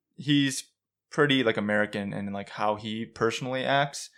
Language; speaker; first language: English; early bilingual, other home language; Urdu